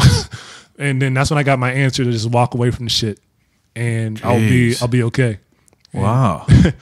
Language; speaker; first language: English; native; English